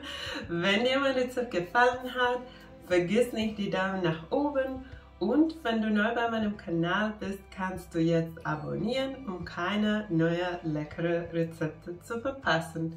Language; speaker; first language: German; non-native, fluent; Finnish